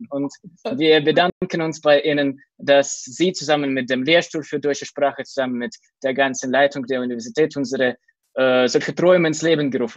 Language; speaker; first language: German; non-native, fluent; Russian